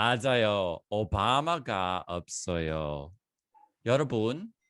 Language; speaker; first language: Korean; non-native, fluent; English